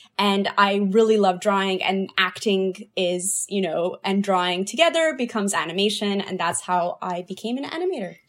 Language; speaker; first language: English; early bilingual, other home language; Polish